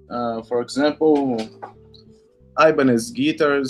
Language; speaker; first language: English; non-native, learner; Portuguese